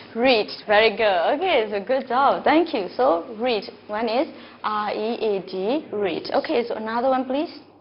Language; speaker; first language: English; non-native, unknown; Burmese